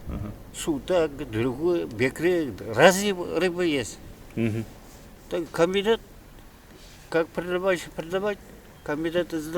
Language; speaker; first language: Russian; non-native, local second language; Kara-Kalpak